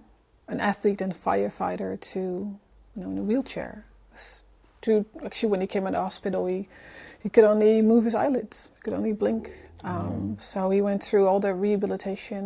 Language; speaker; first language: English; non-native, fluent; Dutch